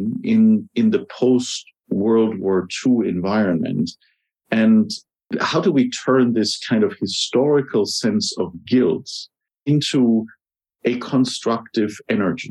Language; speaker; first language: English; non-native, fluent; German